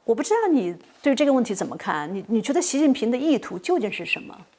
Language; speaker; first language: Chinese; native; Chinese